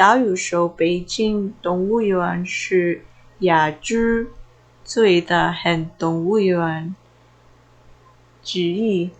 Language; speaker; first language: Chinese; non-native, learner; Filipino